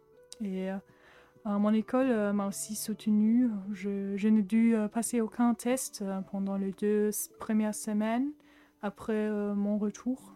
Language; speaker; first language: French; non-native, fluent; German